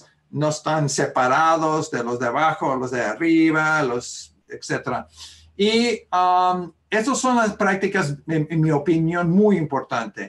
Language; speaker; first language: Spanish; early bilingual, heritage; Spanish